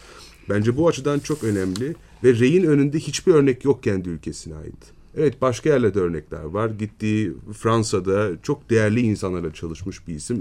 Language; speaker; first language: Turkish; native; Turkish